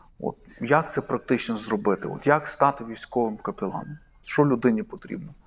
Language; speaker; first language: Ukrainian; native; Ukrainian